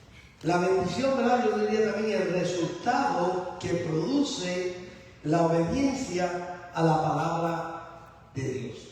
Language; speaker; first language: Spanish; native; Spanish